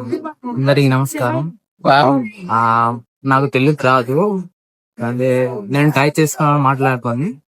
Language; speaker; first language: Telugu; non-native, learner; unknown